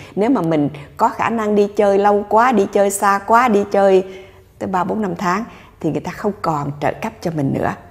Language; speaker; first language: Vietnamese; native; Vietnamese